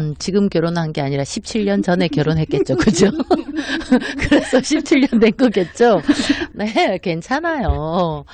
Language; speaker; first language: Korean; native; Korean